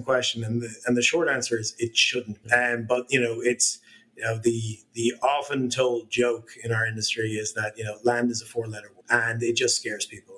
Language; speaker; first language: English; native; English